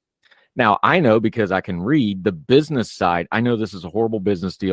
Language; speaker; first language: English; native; English